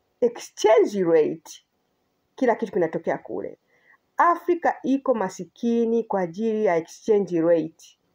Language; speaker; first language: Swahili; native; Swahili